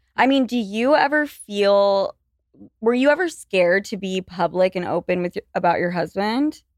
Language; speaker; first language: English; native; English